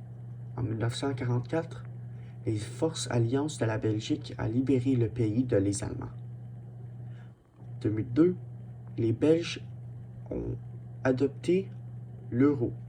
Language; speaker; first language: French; non-native, learner; English